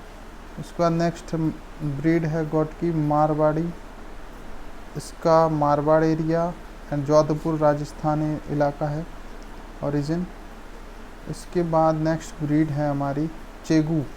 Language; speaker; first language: Hindi; native; Hindi